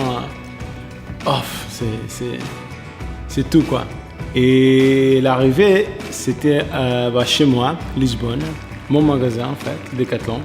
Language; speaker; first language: French; non-native, fluent; Portuguese